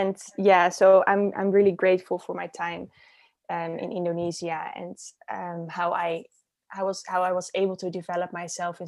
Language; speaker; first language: English; non-native, fluent; Dutch